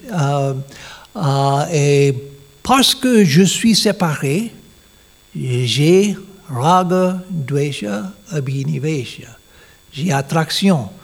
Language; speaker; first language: French; non-native, learner; English